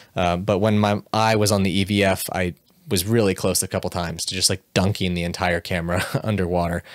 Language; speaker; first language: English; native; English